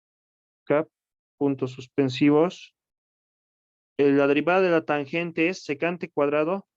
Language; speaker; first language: Spanish; native; Spanish